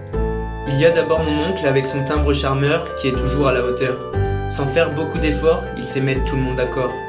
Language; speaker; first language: French; native; French